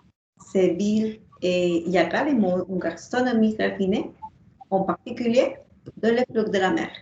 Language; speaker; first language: French; non-native, learner; Spanish